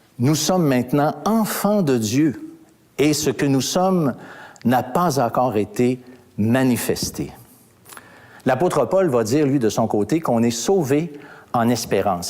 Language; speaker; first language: French; native; French